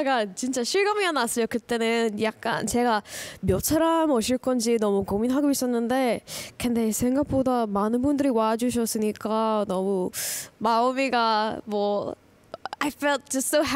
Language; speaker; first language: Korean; early bilingual, heritage; English